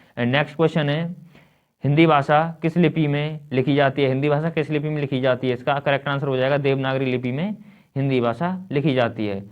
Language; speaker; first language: Hindi; native; Hindi